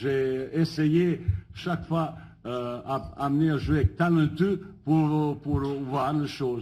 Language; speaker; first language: French; non-native, fluent; Bosnian